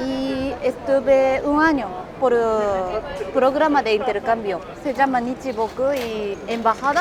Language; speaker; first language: Spanish; non-native, fluent; Japanese